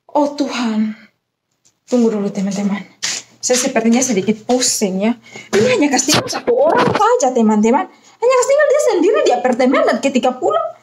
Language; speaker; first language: Indonesian; native; Indonesian